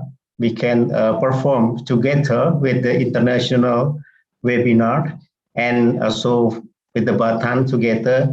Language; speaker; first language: English; non-native, fluent; Indonesian